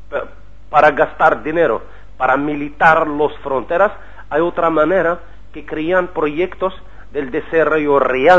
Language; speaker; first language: Spanish; non-native, learner; Arabic